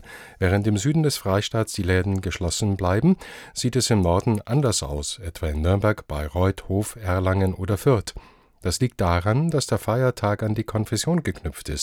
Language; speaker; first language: German; native; German